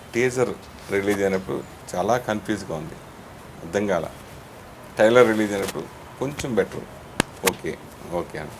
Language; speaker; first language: Telugu; native; Telugu